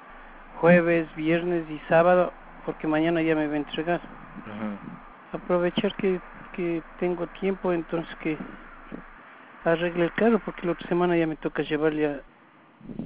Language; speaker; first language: Spanish; native; Spanish